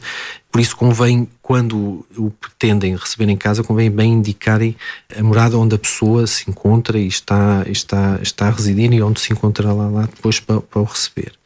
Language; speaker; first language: Portuguese; native; Portuguese